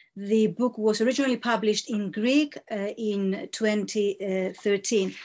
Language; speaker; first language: English; non-native, fluent; Greek